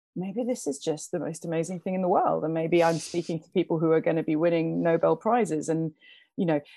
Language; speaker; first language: English; native; English